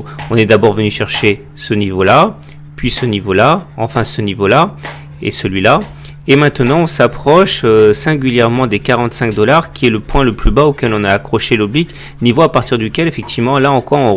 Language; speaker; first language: French; native; French